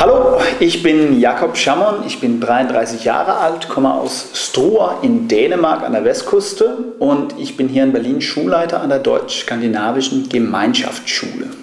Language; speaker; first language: German; non-native, fluent; Danish